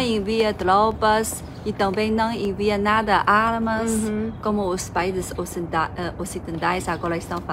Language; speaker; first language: Portuguese; non-native, fluent; Chinese